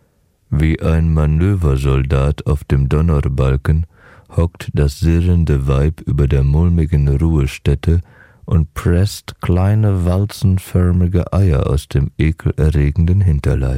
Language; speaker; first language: German; native; German